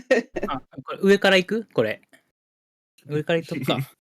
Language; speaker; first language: Japanese; native; Japanese